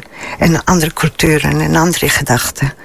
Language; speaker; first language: Dutch; non-native, fluent; Spanish